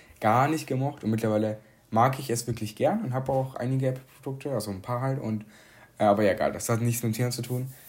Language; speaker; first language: German; early bilingual, other home language; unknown